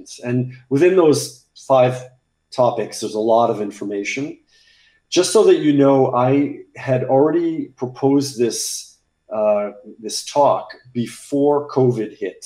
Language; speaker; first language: English; native; English